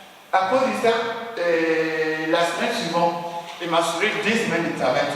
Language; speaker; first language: French; non-native, learner; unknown